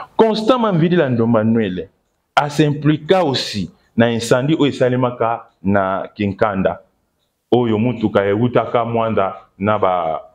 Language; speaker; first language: Lingala; non-native, local second language; Kongo